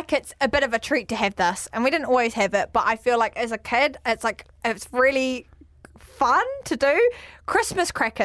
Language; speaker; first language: English; native; English